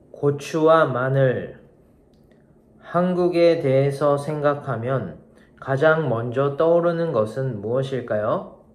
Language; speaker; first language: Korean; non-native, learner; Japanese